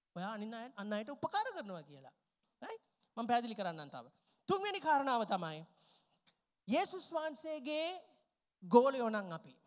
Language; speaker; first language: Sinhala; non-native, local second language; Tamil